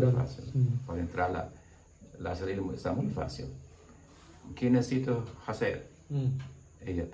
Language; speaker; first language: Spanish; non-native, learner; English